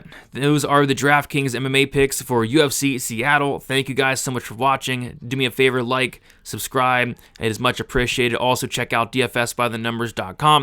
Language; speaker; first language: English; native; English